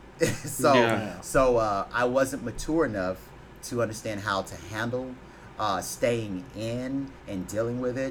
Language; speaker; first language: English; native; English